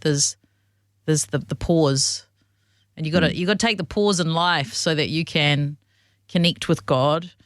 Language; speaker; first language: English; native; English